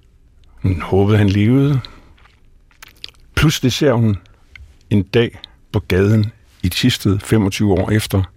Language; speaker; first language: Danish; native; Danish